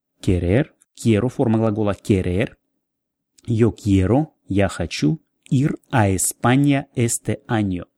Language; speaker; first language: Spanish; non-native, fluent; Russian